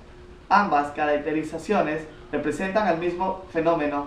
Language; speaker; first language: Spanish; native; Spanish